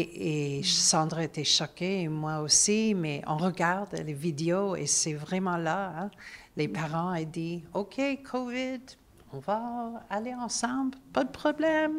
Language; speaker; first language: French; non-native, learner; English